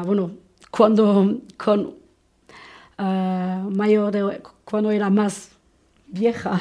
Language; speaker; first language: Spanish; non-native, fluent; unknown